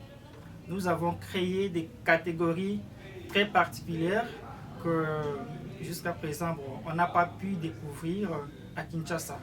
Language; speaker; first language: French; non-native, local second language; Lingala